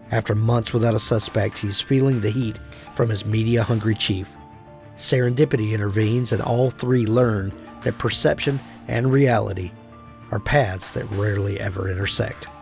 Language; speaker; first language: English; native; English